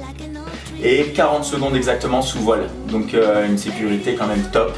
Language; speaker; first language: French; native; French